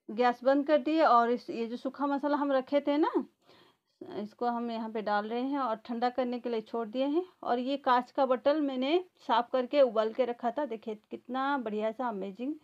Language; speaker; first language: Hindi; native; Hindi